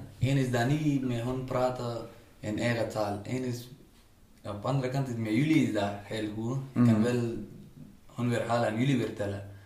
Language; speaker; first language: Dutch; non-native, learner; Pashto